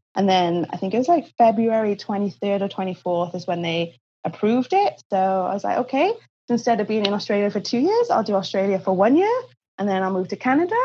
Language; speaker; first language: English; native; English